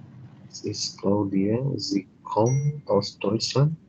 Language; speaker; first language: German; non-native, learner; Indonesian